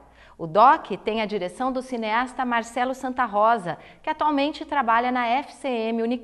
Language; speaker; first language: Portuguese; native; Portuguese